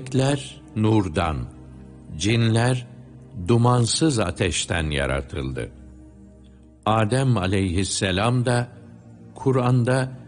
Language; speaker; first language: Turkish; native; Turkish